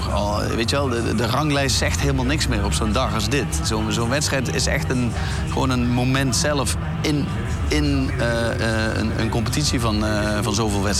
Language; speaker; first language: Dutch; native; Dutch